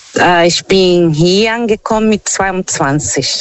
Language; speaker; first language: German; non-native, fluent; Portuguese